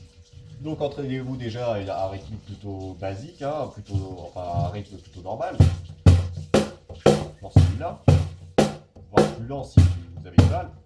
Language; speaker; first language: French; native; French